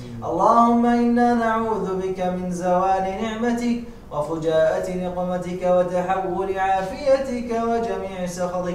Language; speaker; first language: Arabic; native; Arabic